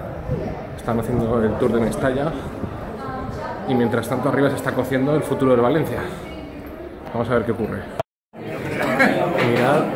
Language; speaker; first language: Spanish; native; Spanish